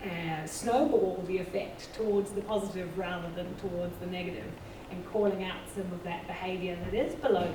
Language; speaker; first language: English; native; English